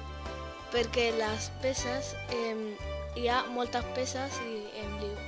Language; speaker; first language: Catalan; non-native, local second language; Spanish